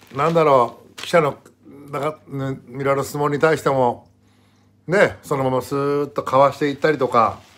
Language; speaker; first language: Japanese; native; Japanese